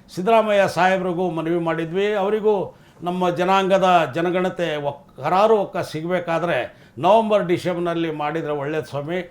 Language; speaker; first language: Kannada; non-native, local second language; Lambadi